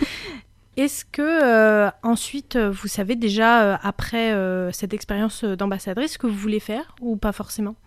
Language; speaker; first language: French; native; French